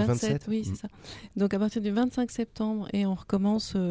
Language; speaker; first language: French; native; French